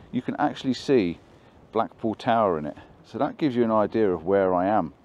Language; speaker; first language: English; native; English